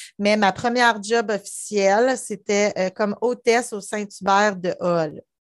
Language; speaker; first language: French; native; French